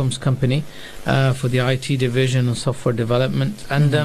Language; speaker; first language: English; native; English